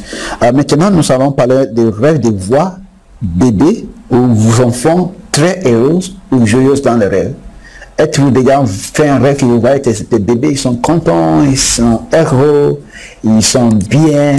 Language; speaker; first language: French; non-native, fluent; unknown